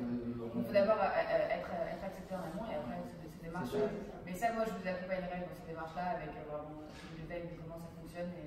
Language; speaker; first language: French; non-native, fluent; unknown